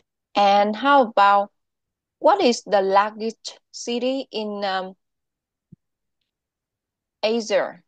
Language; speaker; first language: English; non-native, local second language; Vietnamese